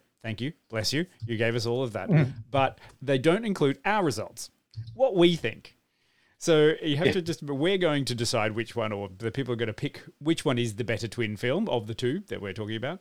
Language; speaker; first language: English; native; English